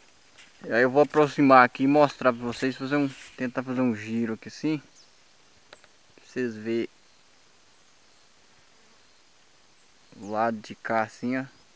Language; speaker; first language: Portuguese; native; Portuguese